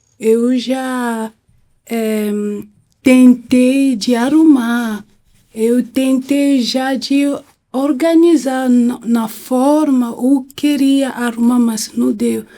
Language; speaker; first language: Portuguese; non-native, fluent; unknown